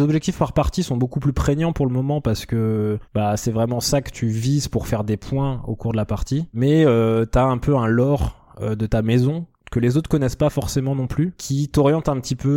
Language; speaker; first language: French; native; French